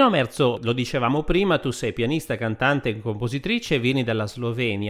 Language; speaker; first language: Italian; native; Italian